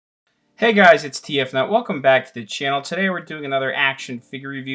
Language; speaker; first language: English; native; English